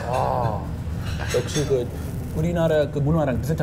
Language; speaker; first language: Korean; non-native, fluent; English